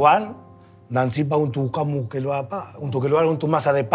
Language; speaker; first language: Indonesian; non-native, fluent; Spanish